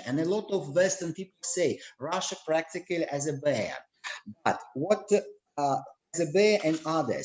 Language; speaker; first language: English; non-native, learner; Russian